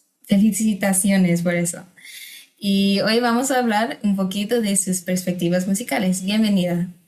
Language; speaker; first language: Spanish; non-native, fluent; English